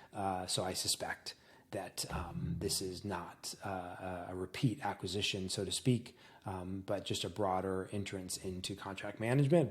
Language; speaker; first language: English; native; English